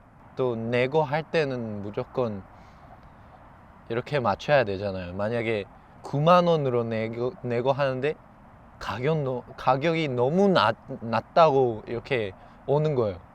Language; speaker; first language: Korean; non-native, fluent; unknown